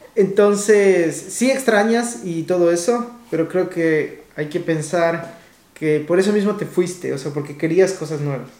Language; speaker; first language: Spanish; native; Spanish